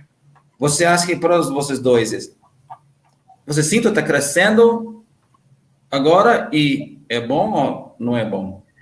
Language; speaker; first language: Portuguese; non-native, learner; English